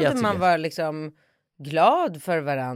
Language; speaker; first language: Swedish; native; Swedish